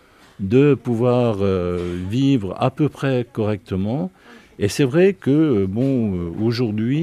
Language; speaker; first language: French; native; French